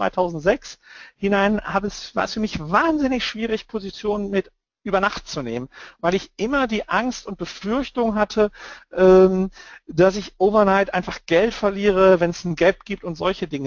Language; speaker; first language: German; native; German